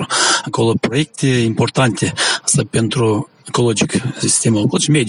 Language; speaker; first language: Romanian; non-native, local second language; Gagauz